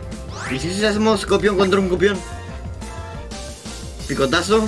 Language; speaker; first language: Spanish; native; Spanish